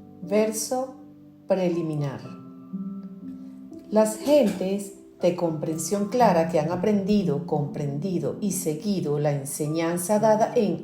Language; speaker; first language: Spanish; native; Spanish